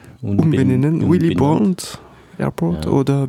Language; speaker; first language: German; non-native, learner; French